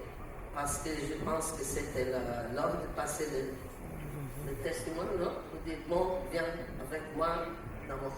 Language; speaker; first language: French; non-native, learner; Portuguese